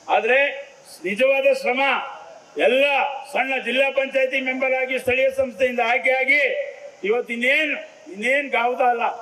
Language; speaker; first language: Kannada; native; Kannada